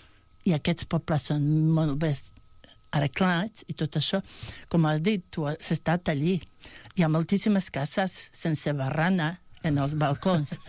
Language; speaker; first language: Catalan; non-native, fluent; Bosnian